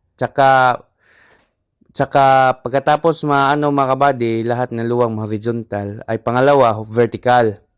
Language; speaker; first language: Filipino; non-native, local second language; Cebuano